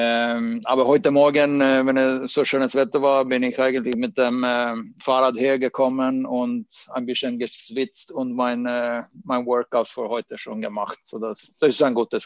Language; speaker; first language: German; non-native, fluent; Swedish